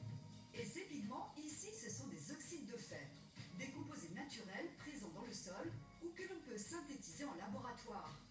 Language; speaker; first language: French; native; French